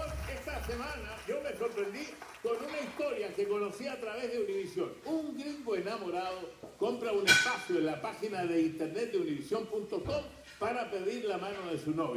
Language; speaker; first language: Spanish; native; Spanish